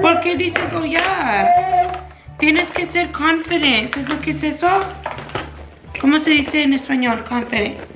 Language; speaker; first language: Spanish; early bilingual, heritage; Spanish